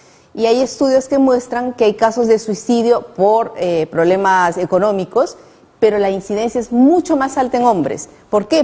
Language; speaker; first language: Spanish; native; Spanish